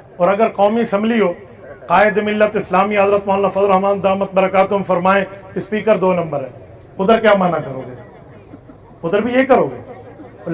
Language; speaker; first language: Urdu; non-native, local second language; Saraiki